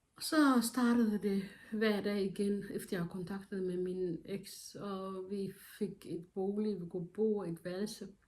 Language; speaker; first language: Danish; non-native, fluent; Somali